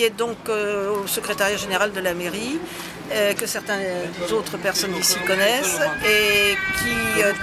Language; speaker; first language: French; native; French